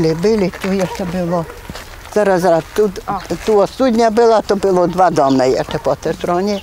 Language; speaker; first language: Polish; non-native, local second language; Ukrainian